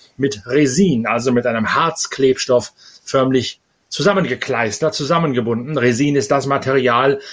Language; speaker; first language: German; native; German